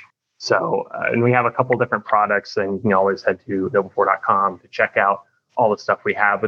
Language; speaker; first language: English; native; English